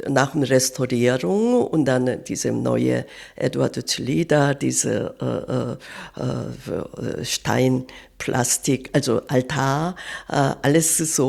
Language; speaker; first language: German; non-native, fluent; Korean